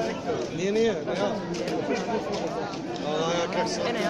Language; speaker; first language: Dutch; native; Dutch